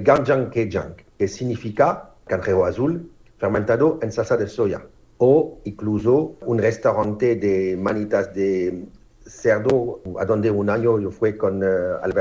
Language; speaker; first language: Spanish; non-native, fluent; French